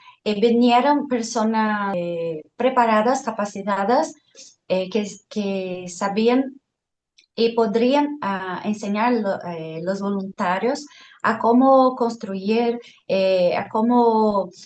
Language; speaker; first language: Spanish; non-native, fluent; Portuguese